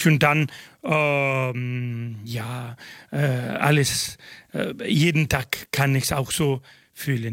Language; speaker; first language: German; non-native, fluent; Spanish